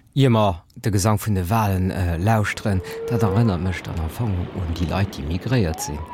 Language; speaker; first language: Luxembourgish; early bilingual, other home language; Italian